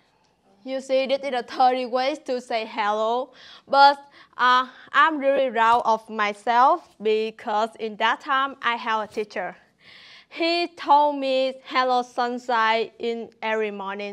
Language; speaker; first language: English; non-native, learner; Vietnamese